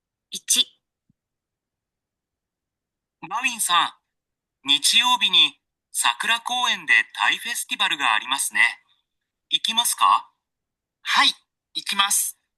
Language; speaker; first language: Japanese; non-native, learner; Sinhala